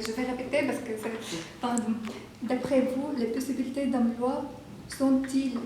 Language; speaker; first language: French; non-native, learner; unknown